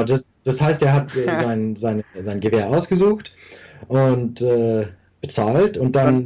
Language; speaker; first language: German; early bilingual, heritage; English